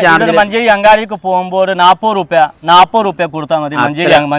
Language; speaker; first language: Malayalam; non-native, fluent; Hindi